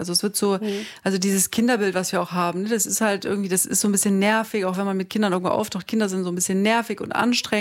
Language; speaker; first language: German; native; German